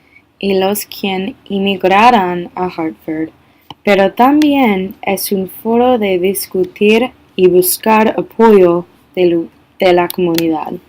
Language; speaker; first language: Spanish; non-native, learner; English